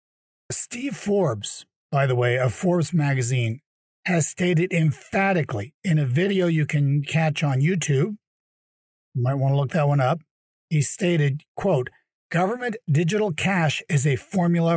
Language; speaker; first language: English; native; English